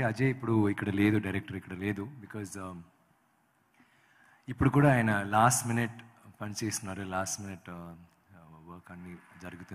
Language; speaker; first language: Telugu; non-native, learner; Tamil